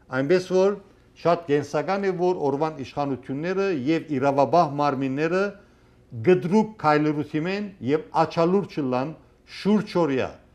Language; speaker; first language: Armenian; early bilingual, heritage; Armenian